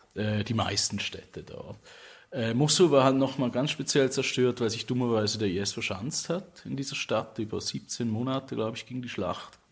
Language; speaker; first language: German; native; German